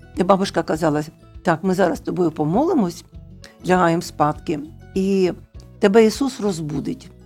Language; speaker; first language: Ukrainian; non-native, local second language; Russian